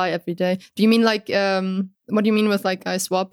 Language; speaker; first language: English; non-native, fluent; German